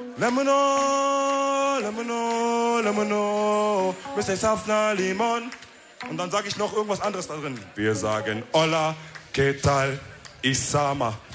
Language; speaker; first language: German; early bilingual, other home language; Wolof